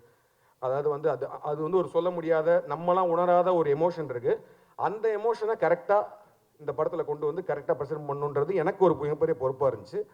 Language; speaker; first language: Tamil; native; Tamil